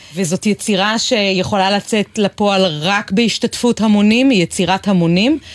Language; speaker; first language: Hebrew; native; Hebrew